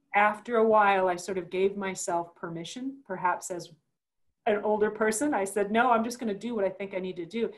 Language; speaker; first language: English; native; English